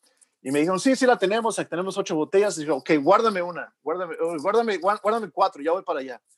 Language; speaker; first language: Spanish; early bilingual, heritage; Spanish